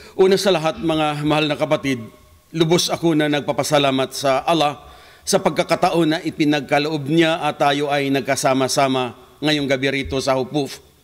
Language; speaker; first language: Filipino; non-native, local second language; Hiligaynon